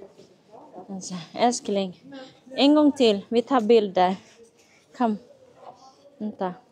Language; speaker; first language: Swedish; non-native, learner; Filipino